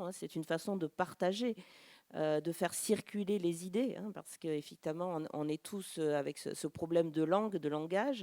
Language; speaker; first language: French; native; French